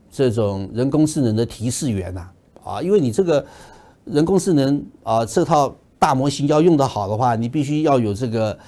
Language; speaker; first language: Chinese; native; Chinese